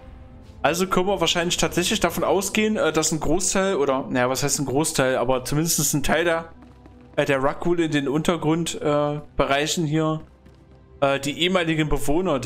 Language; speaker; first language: German; native; German